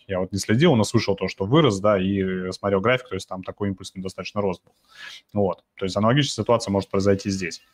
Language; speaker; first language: Russian; native; Russian